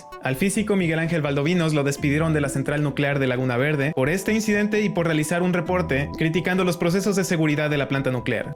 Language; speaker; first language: Spanish; native; Spanish